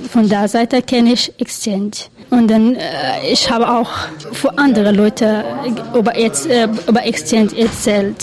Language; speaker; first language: German; non-native, learner; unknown